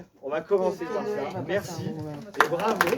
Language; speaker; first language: French; native; French